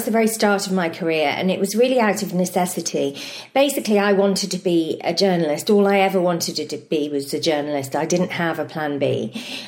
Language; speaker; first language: English; native; English